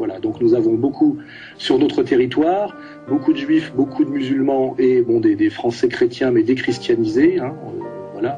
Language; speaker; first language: French; native; French